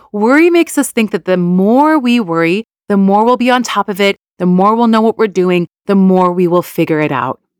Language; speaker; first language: English; early bilingual, other home language; Persian